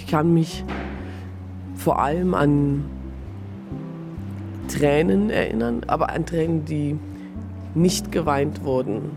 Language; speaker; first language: German; early bilingual, other home language; Persian